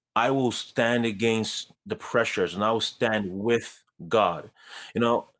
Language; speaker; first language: English; early bilingual, other home language; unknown